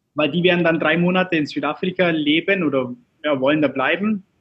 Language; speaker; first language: German; early bilingual, other home language; Turkish